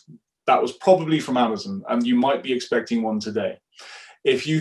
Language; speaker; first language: English; non-native, local second language; Yoruba